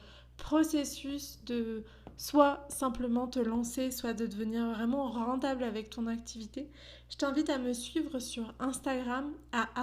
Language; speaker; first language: French; native; French